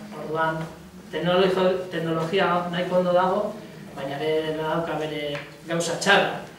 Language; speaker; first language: Basque; native; Basque